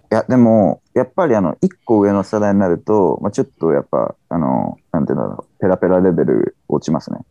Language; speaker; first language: Japanese; native; Japanese